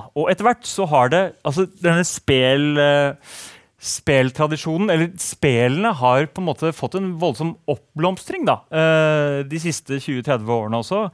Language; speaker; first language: Norwegian; native; Norwegian